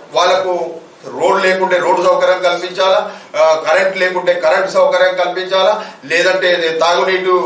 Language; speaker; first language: Telugu; non-native, local second language; Gondi